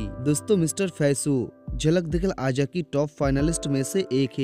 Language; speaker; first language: Hindi; native; Hindi